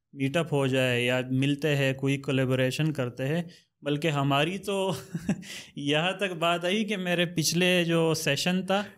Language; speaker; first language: Urdu; non-native, local second language; Pashto